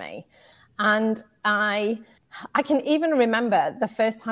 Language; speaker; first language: English; native; English